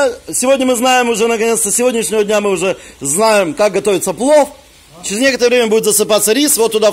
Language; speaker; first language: Russian; native; Russian